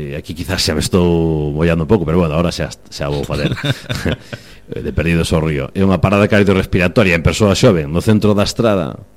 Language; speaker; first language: Galician; native; Galician